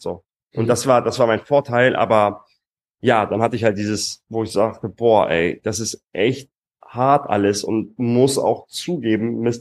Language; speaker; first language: German; native; German